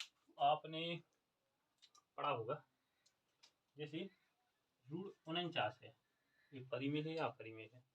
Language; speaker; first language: Hindi; native; Hindi